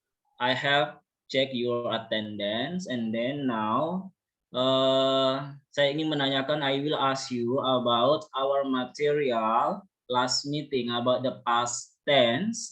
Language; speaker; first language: English; non-native, learner; Indonesian